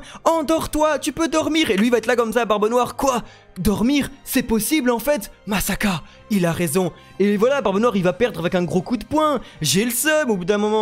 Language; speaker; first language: French; native; French